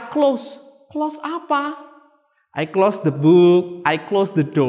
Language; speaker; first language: English; non-native, fluent; Indonesian